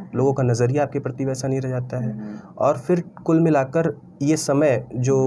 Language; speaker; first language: Hindi; native; Hindi